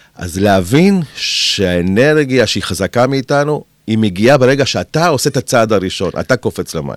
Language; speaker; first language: Hebrew; early bilingual, other home language; Spanish